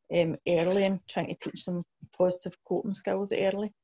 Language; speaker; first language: English; native; English